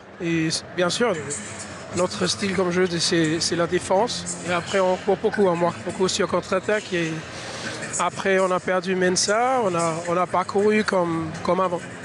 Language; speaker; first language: French; non-native, fluent; Danish